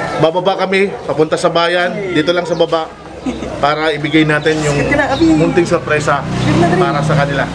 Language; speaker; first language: Filipino; non-native, local second language; Waray